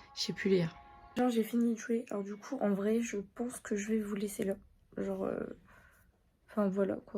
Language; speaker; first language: French; native; French